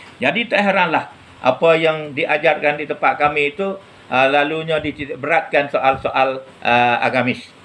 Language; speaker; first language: Malay; native; Malay